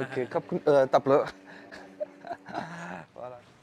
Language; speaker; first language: French; native; French